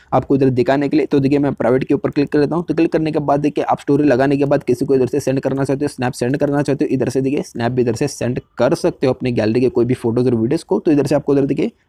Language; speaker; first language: Hindi; native; Hindi